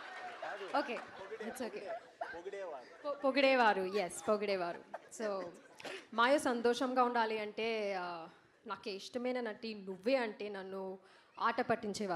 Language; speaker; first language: Telugu; non-native, learner; Malayalam